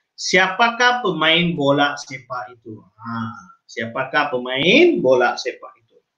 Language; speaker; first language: Malay; non-native, local second language; Tamil